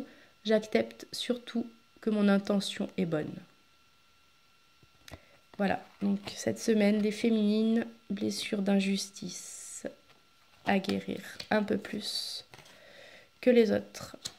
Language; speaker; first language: French; native; French